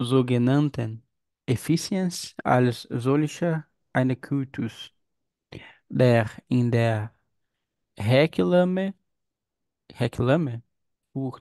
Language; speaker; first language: German; non-native, learner; Portuguese